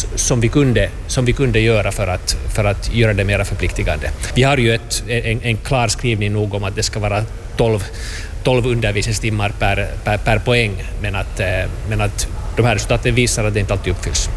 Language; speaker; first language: Swedish; native; Swedish